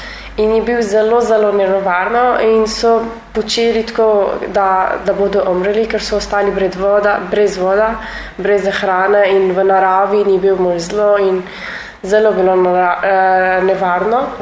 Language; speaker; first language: Slovenian; non-native, learner; Arabic